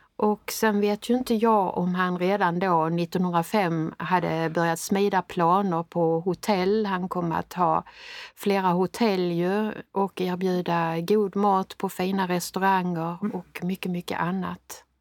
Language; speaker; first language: Swedish; native; Swedish